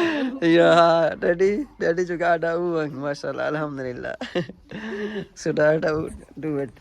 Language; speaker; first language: Indonesian; non-native, learner; Urdu